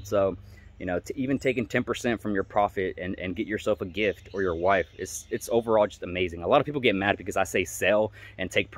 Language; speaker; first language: English; native; English